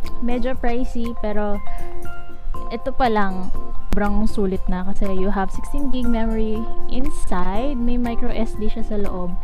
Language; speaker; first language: Filipino; native; Filipino